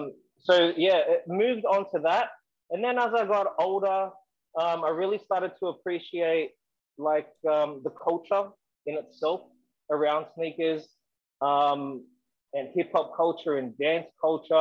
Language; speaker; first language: English; native; English